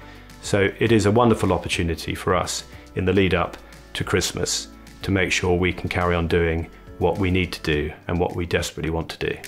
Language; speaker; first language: English; native; English